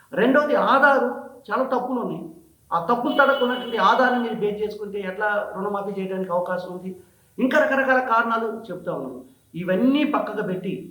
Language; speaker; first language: Telugu; native; Telugu